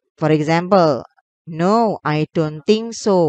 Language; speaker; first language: English; non-native, local second language; Indonesian